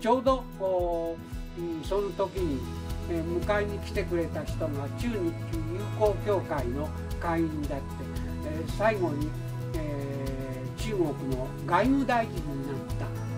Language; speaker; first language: Japanese; native; Japanese